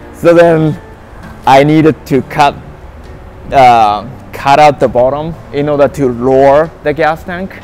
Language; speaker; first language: English; non-native, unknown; Japanese